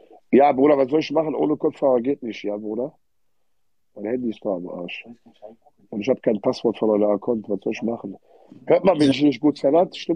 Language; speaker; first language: German; early bilingual, other home language; Arabic